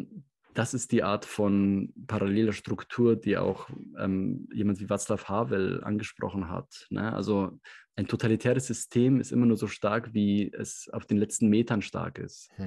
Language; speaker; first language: German; native; German